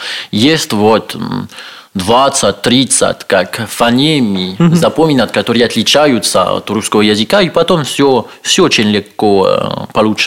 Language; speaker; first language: Russian; non-native, learner; French